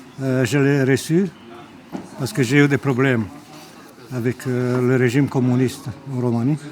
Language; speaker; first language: French; non-native, fluent; Romanian